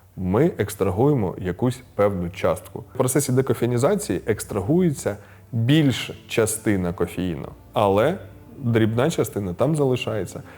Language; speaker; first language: Ukrainian; non-native, local second language; Russian